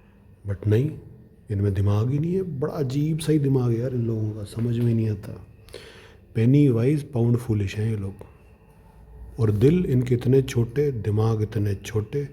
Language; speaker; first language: Hindi; native; Hindi